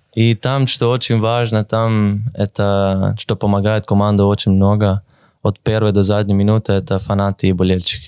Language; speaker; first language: Russian; non-native, learner; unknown